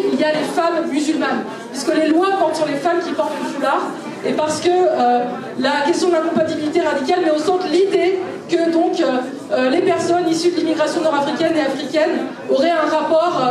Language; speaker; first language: French; native; French